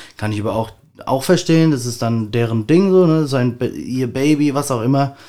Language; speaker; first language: German; native; German